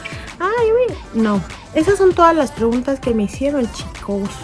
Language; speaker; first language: Spanish; native; Spanish